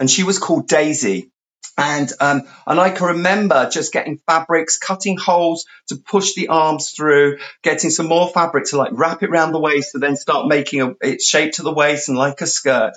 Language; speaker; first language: English; native; English